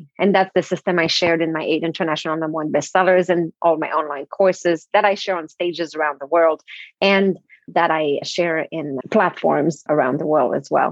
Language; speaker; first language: English; non-native, fluent; French